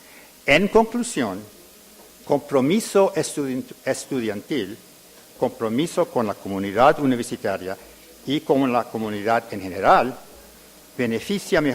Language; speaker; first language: Spanish; early bilingual, heritage; English